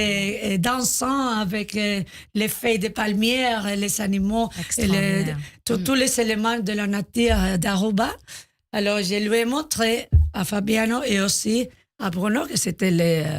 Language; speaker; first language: French; non-native, learner; Spanish